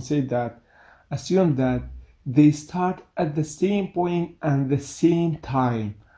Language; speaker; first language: English; non-native, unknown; Central Kurdish